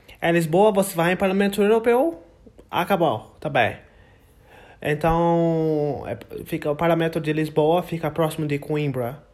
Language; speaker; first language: Portuguese; non-native, learner; English